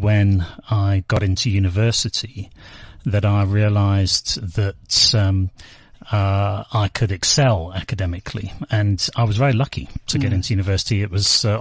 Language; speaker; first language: English; native; English